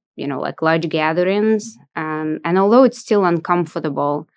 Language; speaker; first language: English; non-native, fluent; Russian